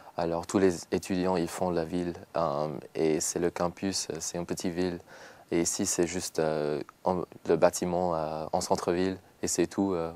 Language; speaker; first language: French; non-native, learner; English